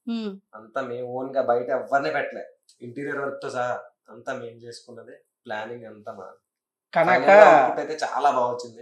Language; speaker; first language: Telugu; native; Telugu